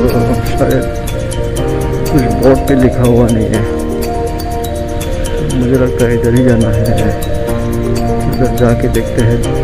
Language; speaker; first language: Hindi; non-native, local second language; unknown